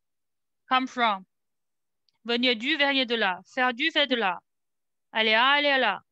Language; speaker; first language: French; non-native, fluent; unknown